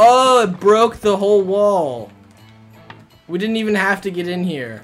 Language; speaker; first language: English; native; English